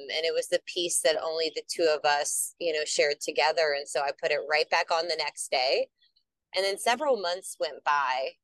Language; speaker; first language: English; native; English